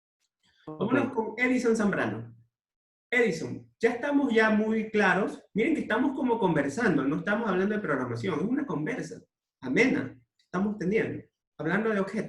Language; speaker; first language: Spanish; native; Spanish